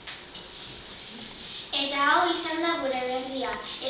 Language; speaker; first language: Basque; non-native, local second language; Spanish